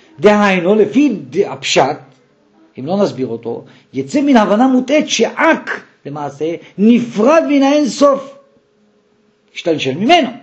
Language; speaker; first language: Hebrew; native; Hebrew